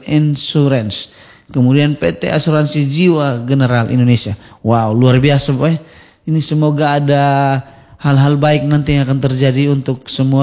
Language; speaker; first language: Indonesian; non-native, local second language; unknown